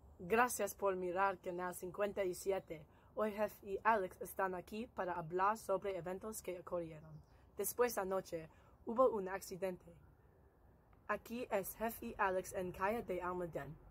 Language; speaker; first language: Spanish; non-native, learner; English